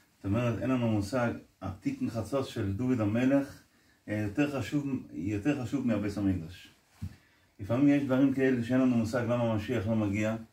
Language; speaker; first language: Hebrew; non-native, local second language; Yiddish